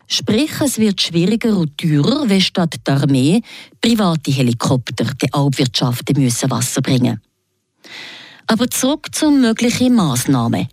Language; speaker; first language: German; native; German